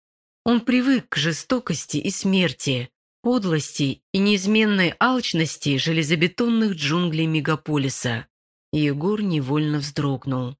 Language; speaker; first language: Russian; native; Russian